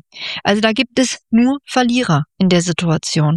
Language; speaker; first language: German; native; German